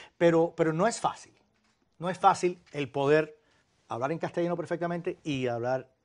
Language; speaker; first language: Spanish; early bilingual, heritage; Spanish